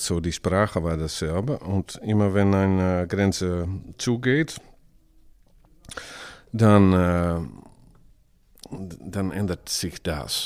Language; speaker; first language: German; non-native, learner; Dutch